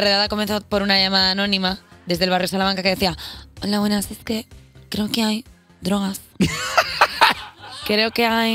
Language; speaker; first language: Spanish; native; Spanish